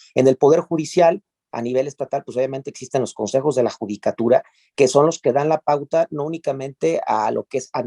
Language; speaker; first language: Spanish; native; Spanish